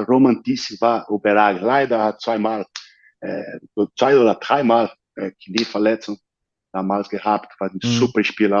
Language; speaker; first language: German; non-native, learner; Portuguese